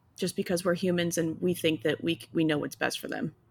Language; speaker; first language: English; native; English